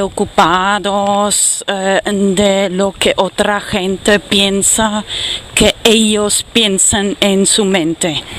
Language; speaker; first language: Spanish; non-native, fluent; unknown